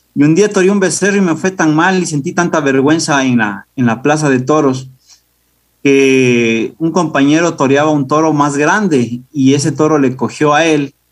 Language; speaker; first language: Spanish; native; Spanish